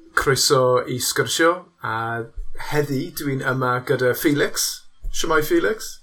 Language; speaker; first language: Welsh; non-native, local second language; English